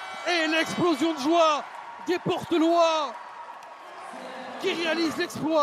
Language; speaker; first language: French; native; French